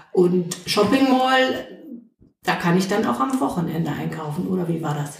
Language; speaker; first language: German; native; German